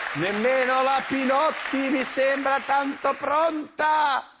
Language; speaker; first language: Italian; native; Italian